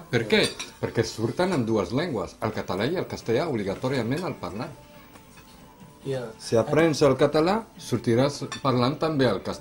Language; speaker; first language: Catalan; non-native, fluent; Arabic